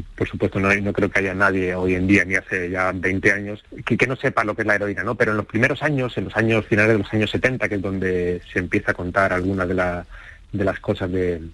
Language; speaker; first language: Spanish; native; Spanish